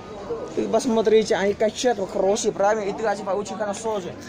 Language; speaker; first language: Russian; non-native, learner; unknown